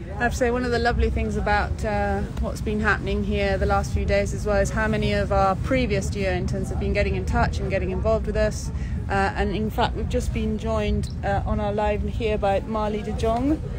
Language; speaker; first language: English; native; English